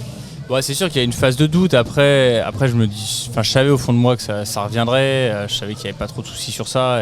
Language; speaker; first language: French; native; French